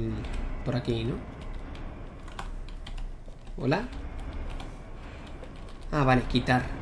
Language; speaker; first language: Spanish; native; Spanish